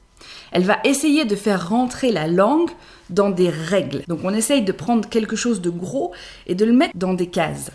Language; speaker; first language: French; native; French